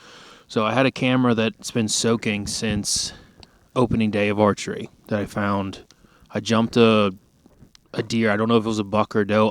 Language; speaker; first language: English; native; English